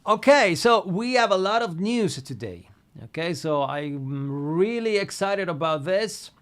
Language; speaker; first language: English; non-native, fluent; Italian